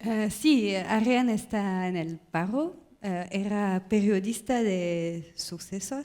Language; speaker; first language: Spanish; non-native, learner; French